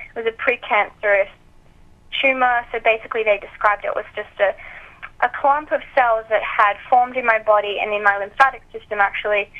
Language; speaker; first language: English; native; English